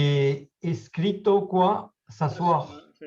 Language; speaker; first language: Italian; non-native, learner; French